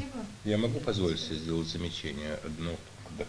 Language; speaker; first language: Russian; native; Russian